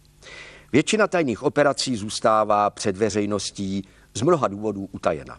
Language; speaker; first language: Czech; native; Czech